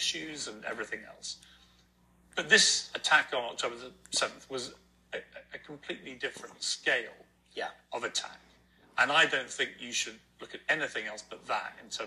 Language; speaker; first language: English; native; English